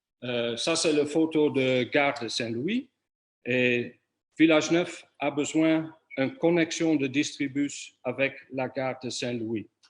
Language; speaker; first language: French; non-native, fluent; Dutch